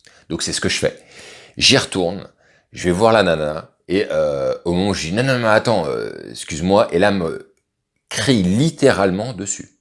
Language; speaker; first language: French; native; French